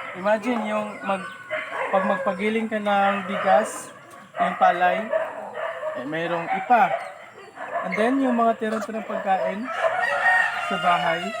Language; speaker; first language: Filipino; non-native, local second language; Cebuano